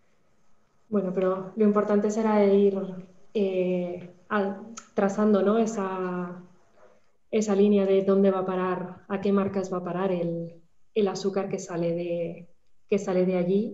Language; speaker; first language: Spanish; native; Spanish